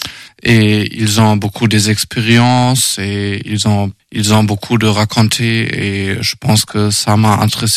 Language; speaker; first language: French; non-native, learner; German